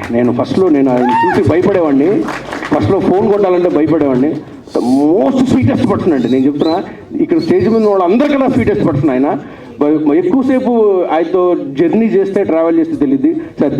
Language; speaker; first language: Telugu; native; Telugu